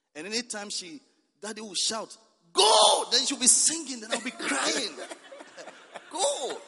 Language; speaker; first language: English; non-native, local second language; Akan